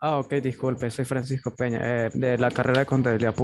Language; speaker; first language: Spanish; native; Spanish